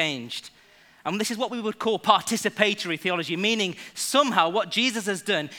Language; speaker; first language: English; native; English